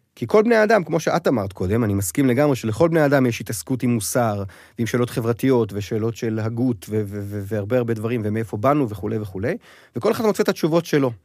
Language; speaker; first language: Hebrew; native; Hebrew